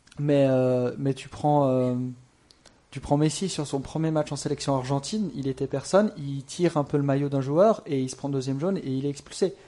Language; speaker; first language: French; native; French